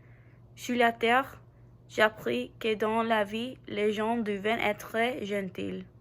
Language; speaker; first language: French; non-native, learner; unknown